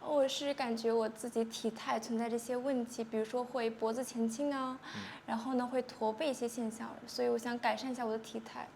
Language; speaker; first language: Chinese; native; Chinese